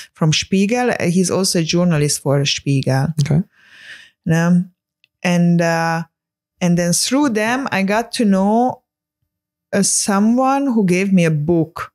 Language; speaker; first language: English; non-native, fluent; Hungarian